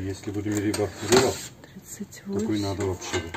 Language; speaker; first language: Russian; non-native, learner; Turkish